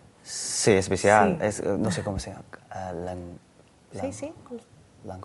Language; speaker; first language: Spanish; non-native, learner; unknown